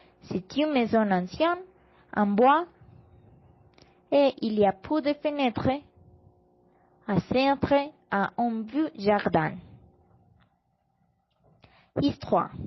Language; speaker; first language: French; non-native, learner; Spanish